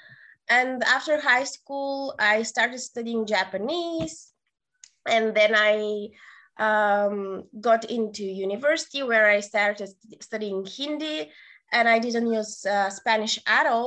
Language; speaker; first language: English; non-native, fluent; Bulgarian